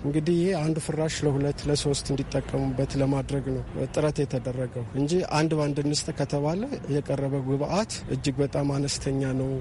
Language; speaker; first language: Amharic; native; Amharic